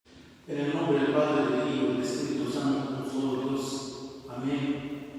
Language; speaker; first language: Spanish; non-native, fluent; Arabic